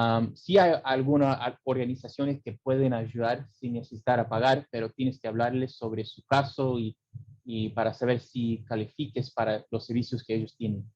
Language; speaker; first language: Spanish; early bilingual, heritage; English